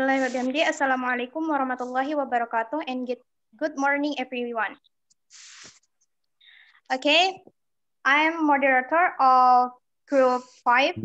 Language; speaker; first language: English; non-native, learner; Indonesian